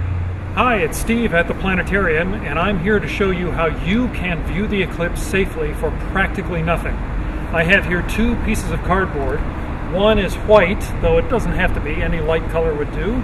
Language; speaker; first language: English; native; English